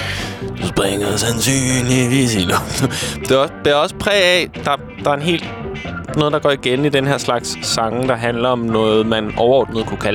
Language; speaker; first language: Danish; native; Danish